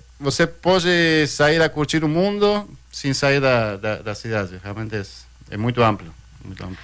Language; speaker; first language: Portuguese; non-native, fluent; Spanish